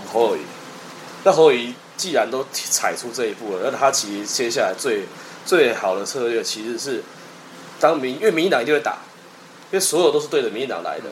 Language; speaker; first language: Chinese; native; Chinese